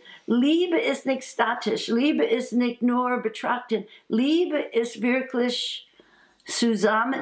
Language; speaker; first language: German; non-native, fluent; English